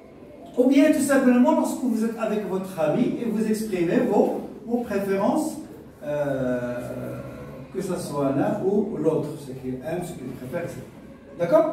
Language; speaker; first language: French; non-native, local second language; Arabic